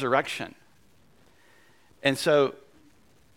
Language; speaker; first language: English; native; English